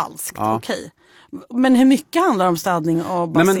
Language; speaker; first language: Swedish; native; Swedish